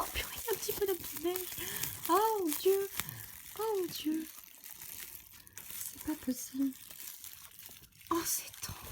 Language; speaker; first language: French; native; French